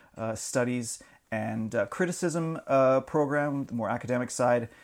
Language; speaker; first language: English; native; English